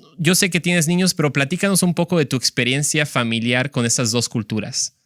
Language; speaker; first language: Spanish; native; Spanish